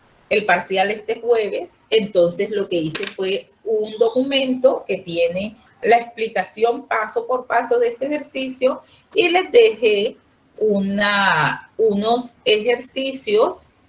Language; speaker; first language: Spanish; native; Spanish